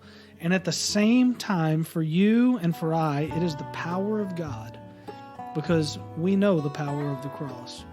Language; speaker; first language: English; native; English